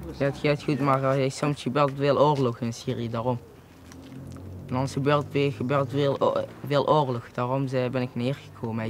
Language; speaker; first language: Dutch; early bilingual, other home language; Arabic